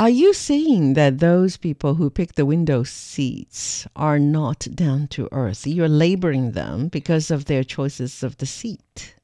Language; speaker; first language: English; non-native, fluent; Chinese